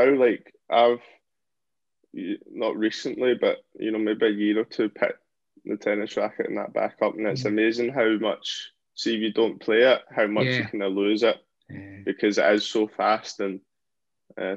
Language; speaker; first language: English; native; English